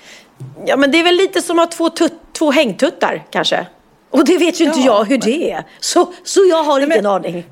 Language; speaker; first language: Swedish; native; Swedish